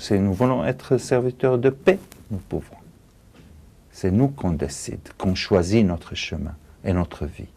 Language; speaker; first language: French; non-native, fluent; Arabic